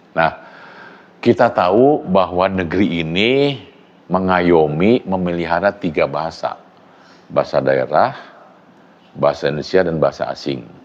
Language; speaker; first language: Indonesian; non-native, local second language; Sundanese